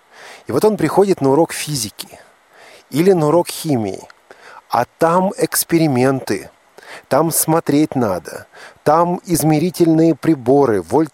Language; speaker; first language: Russian; native; Russian